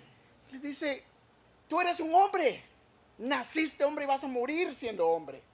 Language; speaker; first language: Spanish; native; Spanish